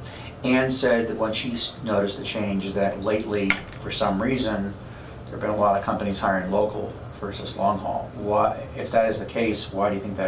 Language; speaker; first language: English; native; English